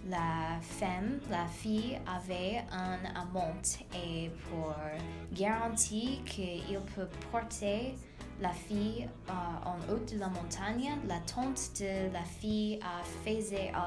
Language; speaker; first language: French; non-native, learner; English